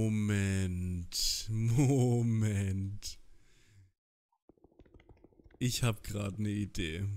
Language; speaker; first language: German; native; German